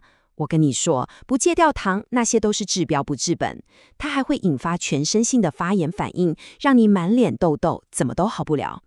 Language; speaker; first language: Chinese; native; Chinese